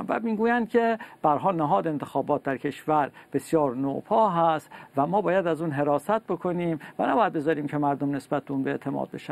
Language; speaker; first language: Persian; native; Persian